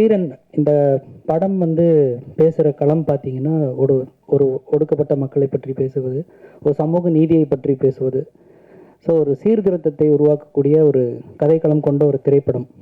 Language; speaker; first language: Tamil; native; Tamil